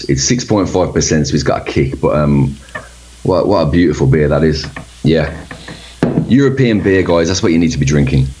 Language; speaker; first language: English; native; English